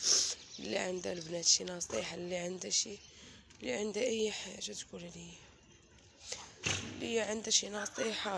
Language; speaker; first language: Arabic; native; Arabic